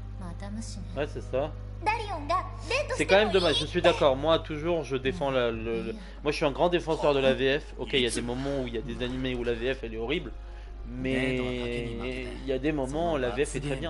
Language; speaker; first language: French; native; French